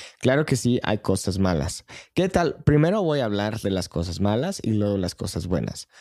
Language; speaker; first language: Spanish; non-native, fluent; English